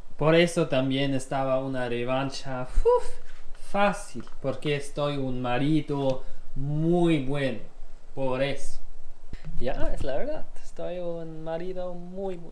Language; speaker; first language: Spanish; non-native, learner; German